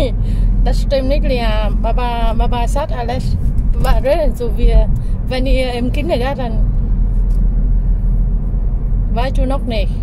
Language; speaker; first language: German; non-native, learner; Vietnamese